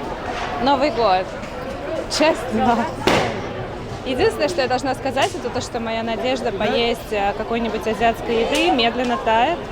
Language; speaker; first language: Russian; native; Russian